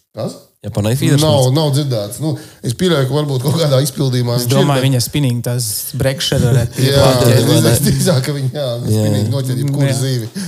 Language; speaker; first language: Latvian; native; Latvian